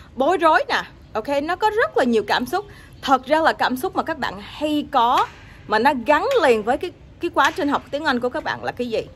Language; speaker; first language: Vietnamese; early bilingual, heritage; Vietnamese